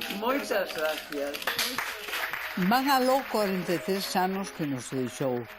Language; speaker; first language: Galician; early bilingual, other home language; Spanish